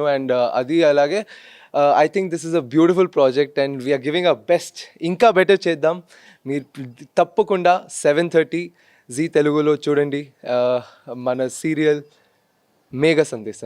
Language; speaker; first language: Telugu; non-native, fluent; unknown